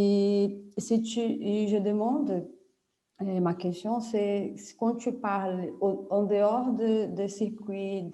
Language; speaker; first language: French; non-native, fluent; Portuguese